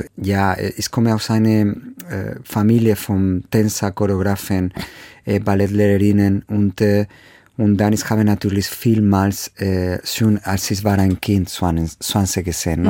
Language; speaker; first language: German; non-native, fluent; Spanish